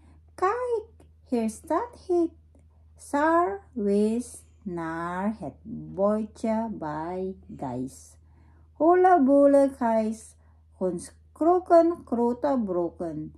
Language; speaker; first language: Dutch; non-native, learner; Filipino